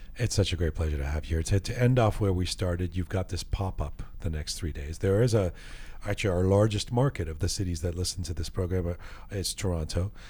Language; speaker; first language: English; early bilingual, other home language; Persian